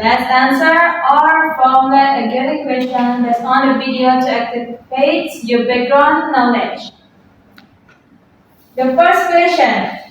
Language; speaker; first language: English; non-native, fluent; Indonesian